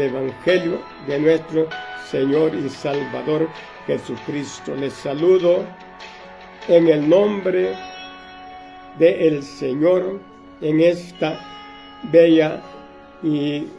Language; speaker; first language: Spanish; native; Spanish